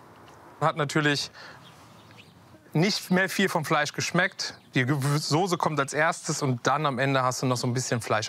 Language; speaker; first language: German; native; German